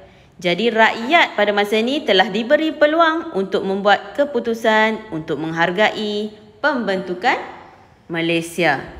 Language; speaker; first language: Malay; native; Malay